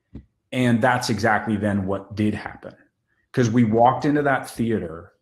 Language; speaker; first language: English; native; English